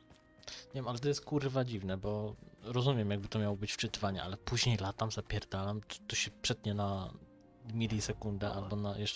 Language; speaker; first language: Polish; native; Polish